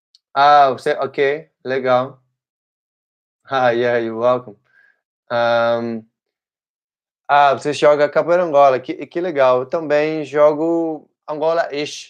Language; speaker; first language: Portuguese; non-native, learner; Dutch